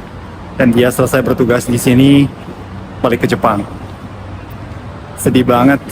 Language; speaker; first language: Indonesian; non-native, fluent; Japanese